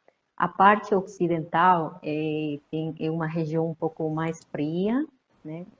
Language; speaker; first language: Portuguese; non-native, fluent; Spanish